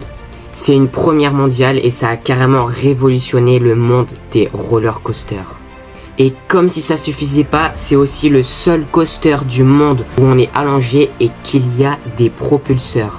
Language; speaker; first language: French; native; French